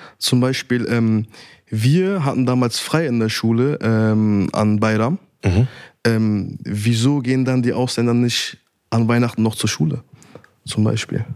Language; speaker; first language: German; early bilingual, other home language; Turkish